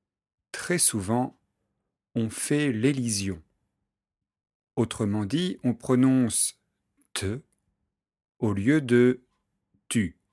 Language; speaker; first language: French; native; French